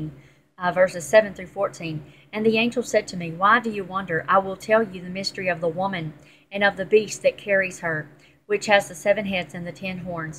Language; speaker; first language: English; native; English